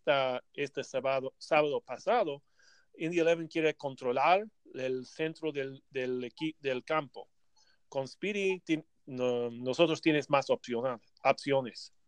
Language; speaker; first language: Spanish; non-native, learner; English